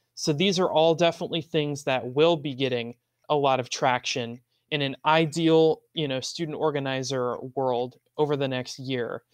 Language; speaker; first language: English; native; English